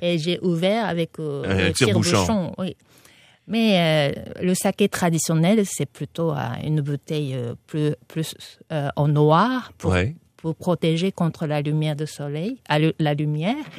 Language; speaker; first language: French; non-native, fluent; Japanese